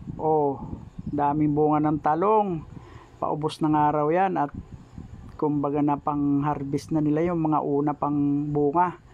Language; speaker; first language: Filipino; native; Filipino